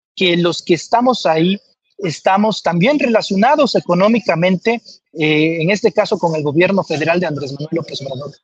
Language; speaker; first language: Spanish; native; Spanish